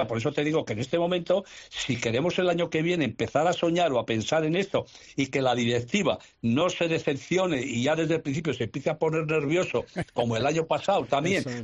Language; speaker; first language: Spanish; native; Spanish